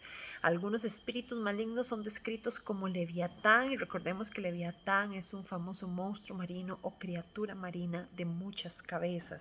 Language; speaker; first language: Spanish; native; Spanish